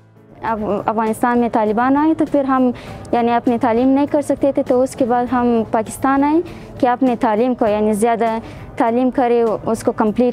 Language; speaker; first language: Hindi; non-native, learner; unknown